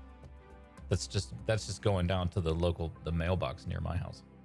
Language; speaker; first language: English; native; English